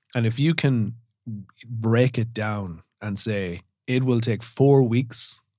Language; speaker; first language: English; native; English